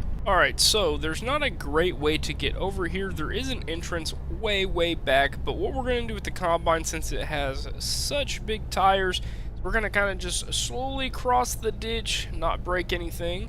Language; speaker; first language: English; native; English